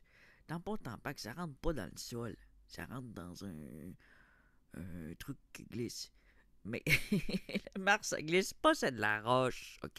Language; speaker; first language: French; native; French